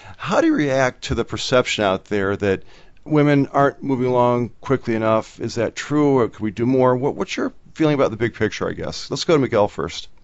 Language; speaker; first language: English; native; English